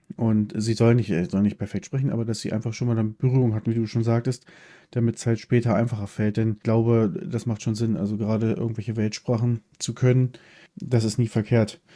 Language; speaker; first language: German; early bilingual, other home language; Polish